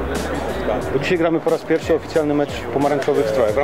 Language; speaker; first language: Polish; native; Polish